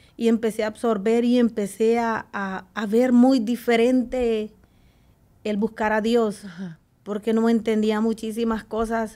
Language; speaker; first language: Spanish; native; Spanish